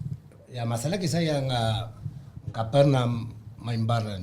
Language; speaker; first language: Indonesian; non-native, learner; Spanish